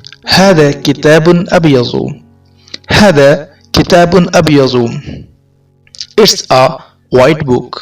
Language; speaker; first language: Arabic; non-native, fluent; Urdu